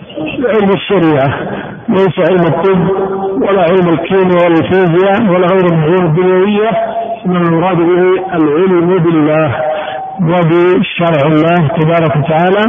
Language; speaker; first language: Arabic; native; Arabic